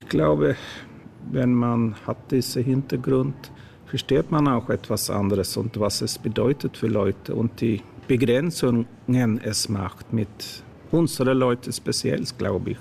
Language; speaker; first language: German; non-native, fluent; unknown